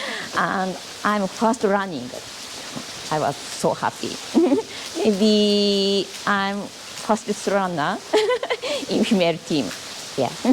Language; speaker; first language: English; non-native, learner; Japanese